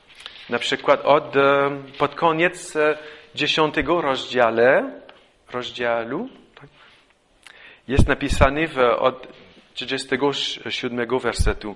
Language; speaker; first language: Polish; non-native, fluent; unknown